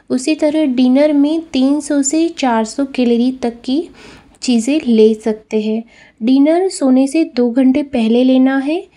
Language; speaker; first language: Hindi; non-native, local second language; Gujarati